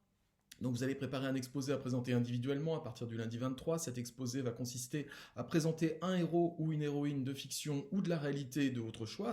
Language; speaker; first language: French; native; French